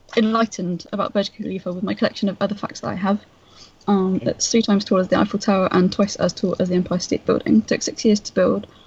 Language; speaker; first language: English; native; English